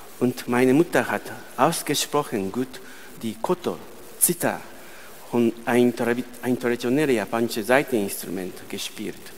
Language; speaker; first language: German; non-native, fluent; Japanese